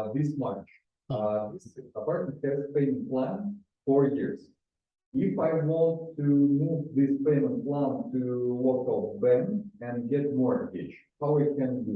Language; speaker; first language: English; non-native, learner; Russian